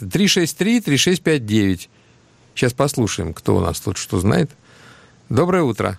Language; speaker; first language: Russian; native; Russian